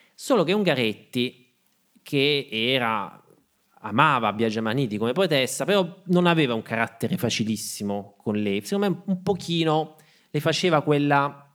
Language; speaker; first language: Italian; native; Italian